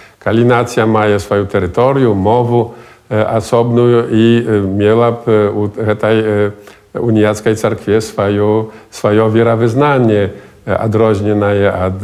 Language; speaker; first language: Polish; non-native, local second language; Belarusian